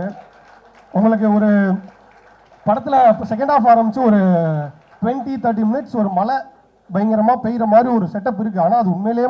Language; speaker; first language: Tamil; native; Tamil